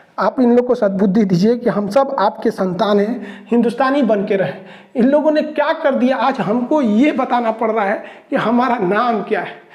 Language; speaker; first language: Hindi; native; Hindi